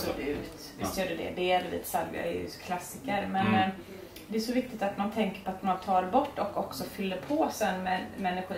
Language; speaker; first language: Swedish; native; Swedish